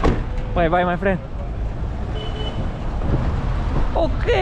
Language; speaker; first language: English; non-native, learner; Spanish